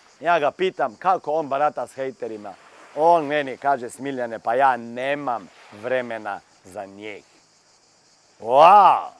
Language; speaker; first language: Croatian; early bilingual, heritage; Croatian